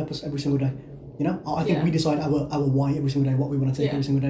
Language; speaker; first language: English; native; English